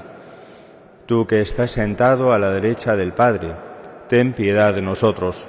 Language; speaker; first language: Spanish; native; Spanish